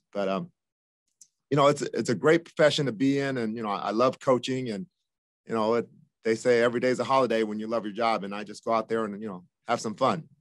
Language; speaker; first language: English; native; English